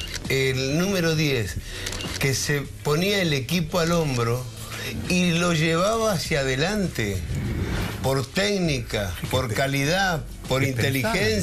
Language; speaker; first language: Spanish; native; Spanish